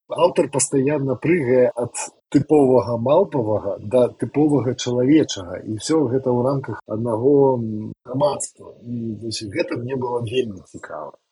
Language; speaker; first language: Belarusian; non-native, local second language; Russian